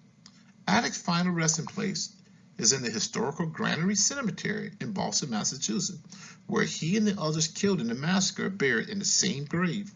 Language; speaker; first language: English; native; English